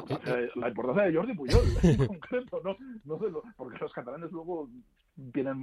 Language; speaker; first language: Spanish; native; Spanish